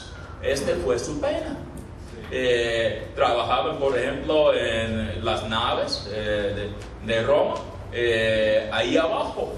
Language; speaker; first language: Spanish; non-native, fluent; English